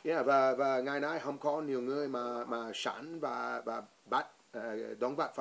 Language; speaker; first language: Vietnamese; non-native, learner; English